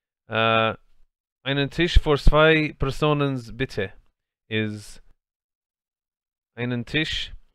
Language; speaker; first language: German; non-native, learner; English